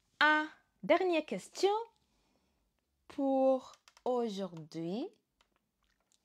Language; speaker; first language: French; non-native, fluent; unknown